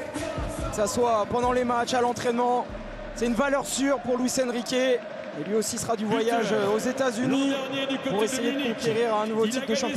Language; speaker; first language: French; native; French